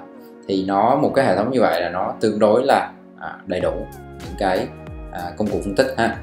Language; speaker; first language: Vietnamese; native; Vietnamese